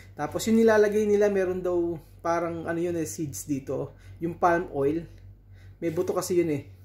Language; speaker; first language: Filipino; native; Filipino